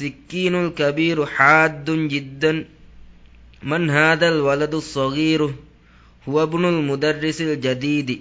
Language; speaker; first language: Arabic; non-native, learner; Divehi